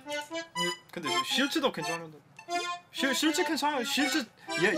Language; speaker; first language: Korean; non-native, learner; Croatian